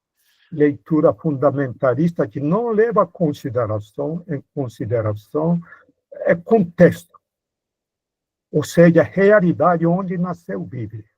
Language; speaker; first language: Portuguese; non-native, fluent; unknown